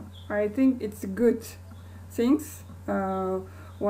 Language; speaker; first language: English; non-native, learner; Kazakh